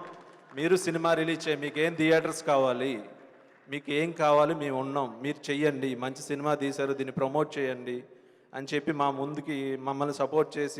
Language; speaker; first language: Telugu; native; Telugu